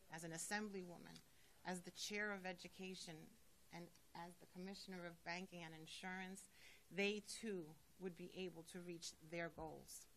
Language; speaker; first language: English; early bilingual, other home language; Spanish